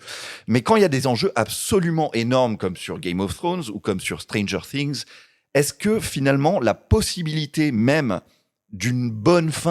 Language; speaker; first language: French; native; French